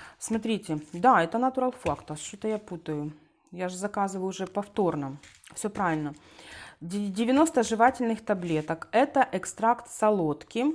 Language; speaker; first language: Russian; non-native, local second language; Ukrainian